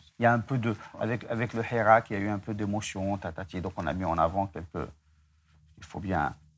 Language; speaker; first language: French; non-native, local second language; Arabic